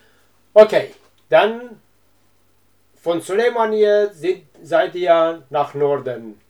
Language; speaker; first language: German; non-native, learner; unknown